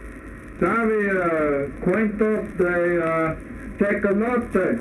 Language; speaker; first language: Spanish; non-native, learner; English